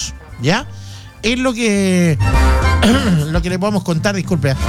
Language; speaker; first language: Spanish; native; Spanish